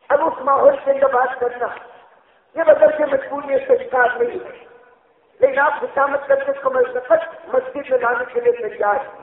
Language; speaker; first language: Urdu; native; Urdu